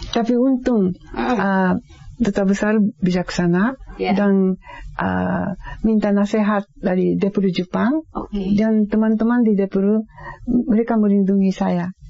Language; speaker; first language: Indonesian; non-native, fluent; Japanese